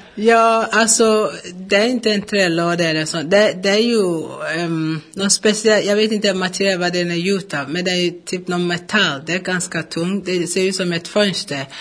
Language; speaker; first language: Swedish; non-native, fluent; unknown